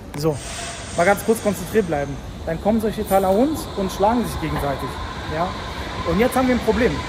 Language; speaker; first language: German; early bilingual, other home language; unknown